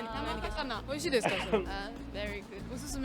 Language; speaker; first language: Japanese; non-native, learner; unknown